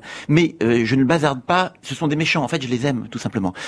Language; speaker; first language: French; native; French